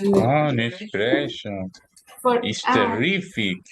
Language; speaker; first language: English; non-native, learner; Spanish